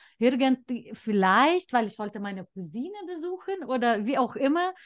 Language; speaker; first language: German; non-native, fluent; Lithuanian